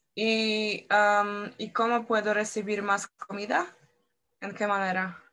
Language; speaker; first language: Spanish; non-native, learner; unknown